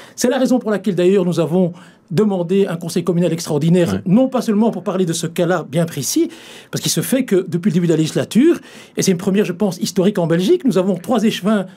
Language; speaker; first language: French; native; French